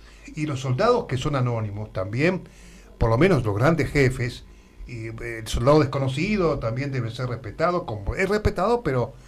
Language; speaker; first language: Spanish; native; Spanish